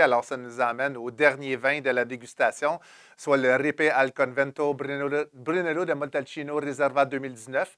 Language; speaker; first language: French; native; French